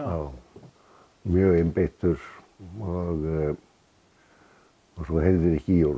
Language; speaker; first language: Icelandic; native; Icelandic